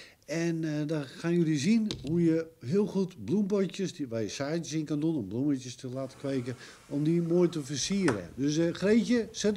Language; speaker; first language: Dutch; native; Dutch